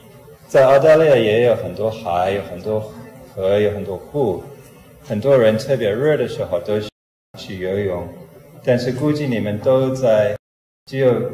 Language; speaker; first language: Chinese; non-native, fluent; English